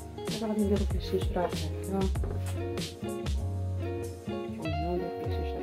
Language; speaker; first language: Arabic; native; Arabic